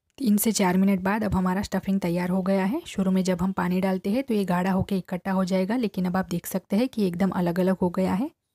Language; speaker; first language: Hindi; non-native, local second language; Gujarati